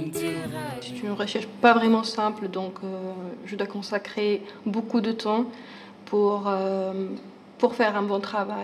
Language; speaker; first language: French; non-native, fluent; Arabic